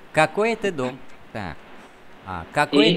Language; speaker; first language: Russian; non-native, fluent; Vietnamese